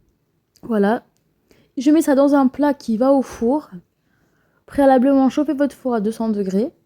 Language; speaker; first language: French; native; French